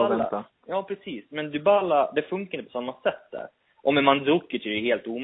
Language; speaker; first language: Swedish; native; Swedish